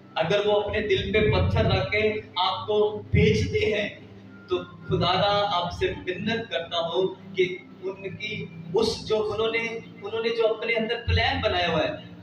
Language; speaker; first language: Urdu; non-native, local second language; Punjabi